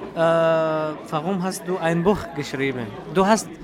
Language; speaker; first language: German; non-native, learner; Arabic